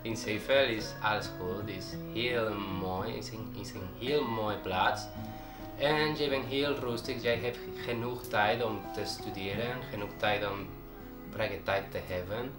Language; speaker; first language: Dutch; non-native, learner; Spanish